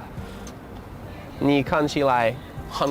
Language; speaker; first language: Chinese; non-native, learner; English